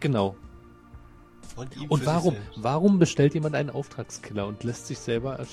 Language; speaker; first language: German; native; German